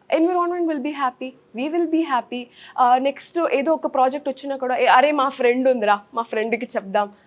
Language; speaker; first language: Telugu; native; Telugu